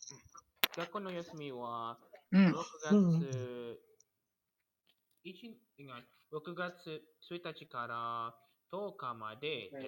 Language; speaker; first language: Japanese; non-native, learner; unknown